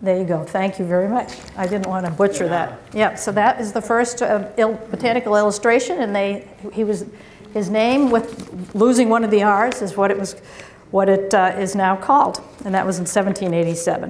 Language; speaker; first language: English; native; English